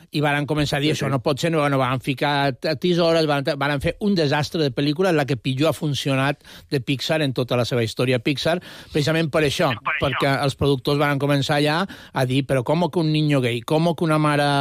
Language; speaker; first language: Catalan; native; Catalan